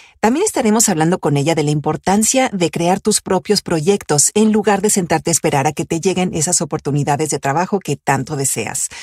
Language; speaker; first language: Spanish; early bilingual, other home language; Italian